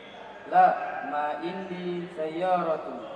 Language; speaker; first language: Arabic; non-native, learner; Indonesian